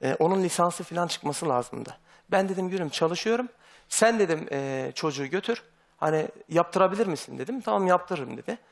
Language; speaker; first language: Turkish; native; Turkish